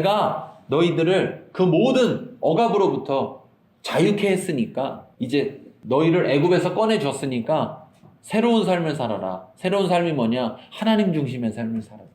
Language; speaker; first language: Korean; native; Korean